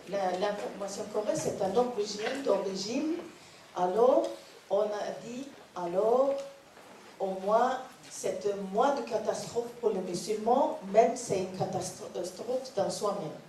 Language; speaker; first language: French; non-native, learner; Norwegian